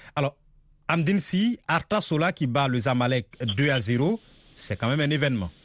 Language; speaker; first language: French; non-native, local second language; Mossi